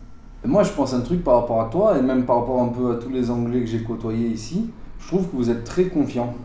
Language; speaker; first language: French; native; French